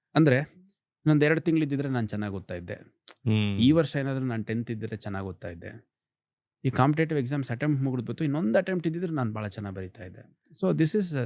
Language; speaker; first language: Kannada; native; Kannada